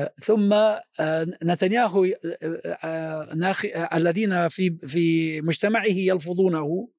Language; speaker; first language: Arabic; native; Arabic